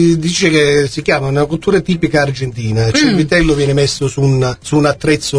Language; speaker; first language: Italian; native; Italian